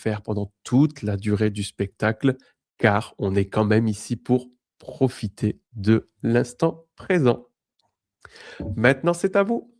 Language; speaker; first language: French; native; French